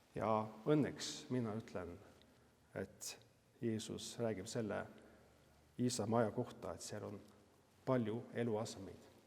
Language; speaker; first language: Estonian; non-native, fluent; Norwegian